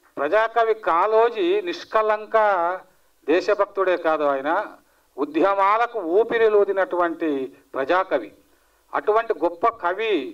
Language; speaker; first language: Telugu; native; Telugu